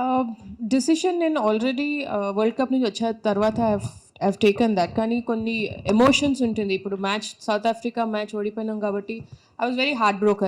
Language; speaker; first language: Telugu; non-native, local second language; Tamil